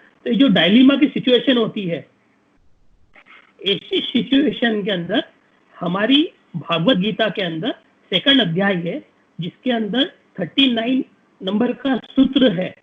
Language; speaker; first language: Hindi; native; Hindi